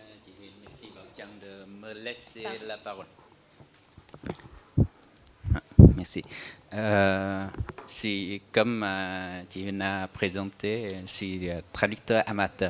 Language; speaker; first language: French; non-native, fluent; Vietnamese